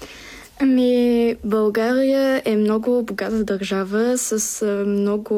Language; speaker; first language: Bulgarian; early bilingual, heritage; Bulgarian